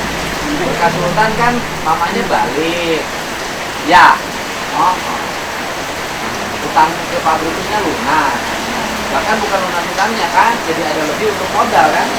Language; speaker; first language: Indonesian; non-native, local second language; Sundanese